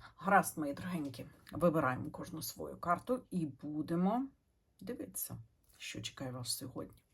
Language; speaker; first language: Ukrainian; non-native, local second language; Russian